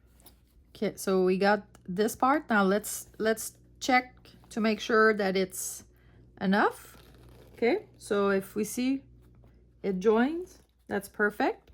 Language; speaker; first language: English; non-native, fluent; French